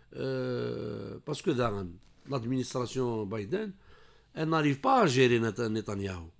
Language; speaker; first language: French; non-native, local second language; Kabyle